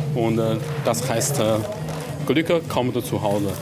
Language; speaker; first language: German; non-native, learner; Chinese